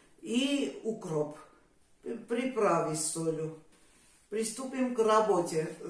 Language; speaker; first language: Russian; non-native, fluent; Armenian